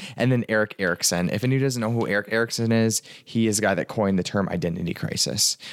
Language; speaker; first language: English; early bilingual, other home language; Italian